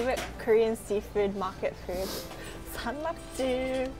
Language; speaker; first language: Korean; non-native, learner; English